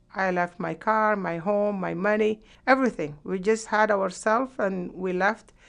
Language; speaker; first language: English; non-native, fluent; Arabic